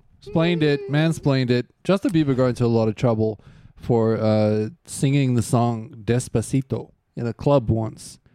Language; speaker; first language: English; native; English